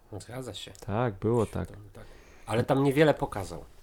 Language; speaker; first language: Polish; native; Polish